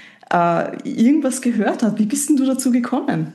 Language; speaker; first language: German; native; German